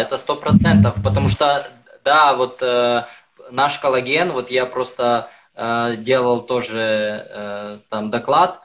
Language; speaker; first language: Russian; native; Russian